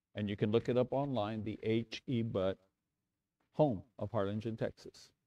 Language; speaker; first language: English; native; English